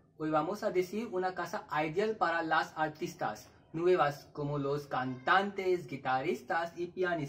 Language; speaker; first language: Spanish; non-native, learner; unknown